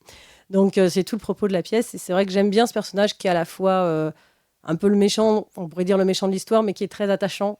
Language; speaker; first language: French; native; French